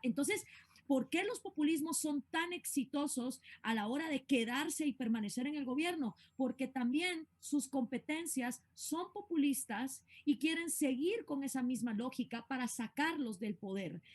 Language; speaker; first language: Spanish; native; Spanish